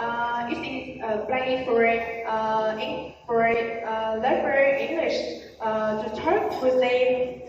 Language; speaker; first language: English; non-native, learner; Vietnamese